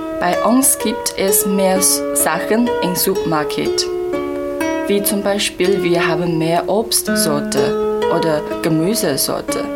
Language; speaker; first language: German; non-native, learner; Chinese